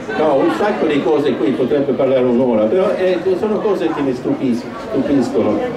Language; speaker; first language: Italian; non-native, fluent; Swedish